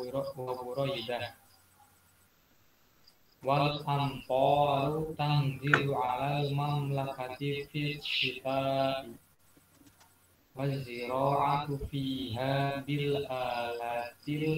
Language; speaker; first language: Arabic; non-native, learner; Indonesian